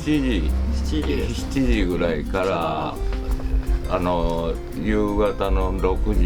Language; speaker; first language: Japanese; native; Japanese